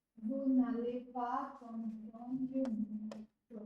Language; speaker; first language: French; non-native, learner; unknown